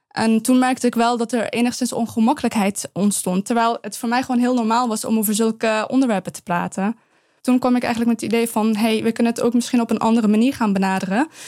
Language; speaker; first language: Dutch; early bilingual, other home language; Persian